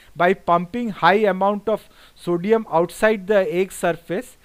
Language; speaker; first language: English; non-native, local second language; Bangla